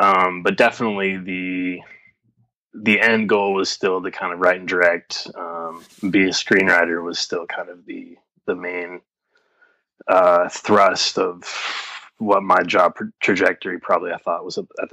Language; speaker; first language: English; native; English